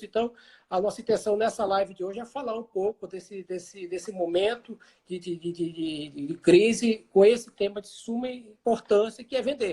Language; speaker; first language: Portuguese; native; Portuguese